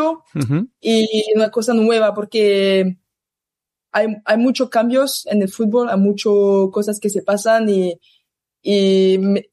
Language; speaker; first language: Spanish; non-native, learner; French